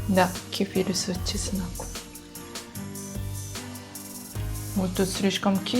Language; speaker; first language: Russian; non-native, learner; Japanese